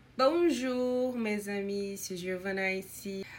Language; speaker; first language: French; non-native, learner; Portuguese